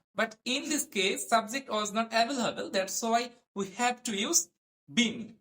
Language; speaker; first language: English; non-native, local second language; Bangla